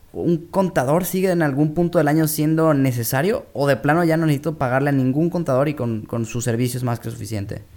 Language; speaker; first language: Spanish; native; Spanish